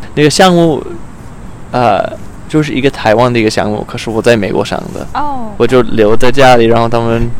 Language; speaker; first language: Chinese; non-native, fluent; English